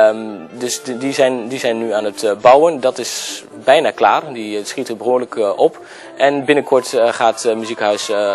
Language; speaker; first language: Dutch; native; Dutch